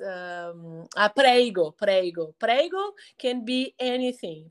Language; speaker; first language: English; non-native, fluent; Portuguese